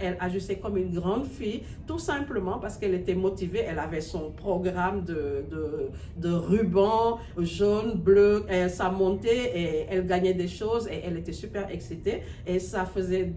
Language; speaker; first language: French; non-native, local second language; Wolof